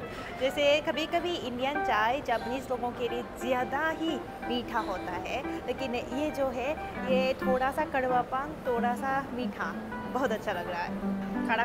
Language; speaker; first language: Hindi; non-native, fluent; Japanese